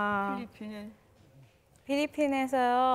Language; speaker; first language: Korean; non-native, learner; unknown